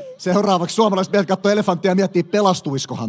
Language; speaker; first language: Finnish; native; Finnish